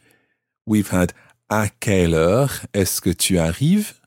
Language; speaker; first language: French; non-native, fluent; English